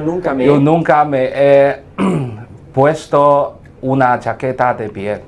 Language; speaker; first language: Spanish; non-native, learner; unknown